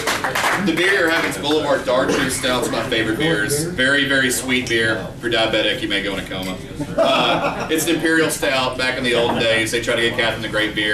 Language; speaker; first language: English; native; English